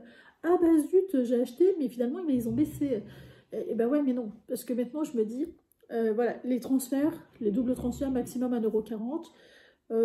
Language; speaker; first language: French; native; French